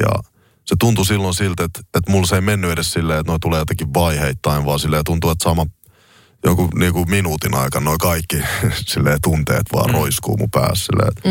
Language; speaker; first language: Finnish; native; Finnish